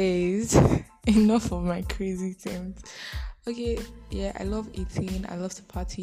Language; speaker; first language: English; non-native, local second language; Bini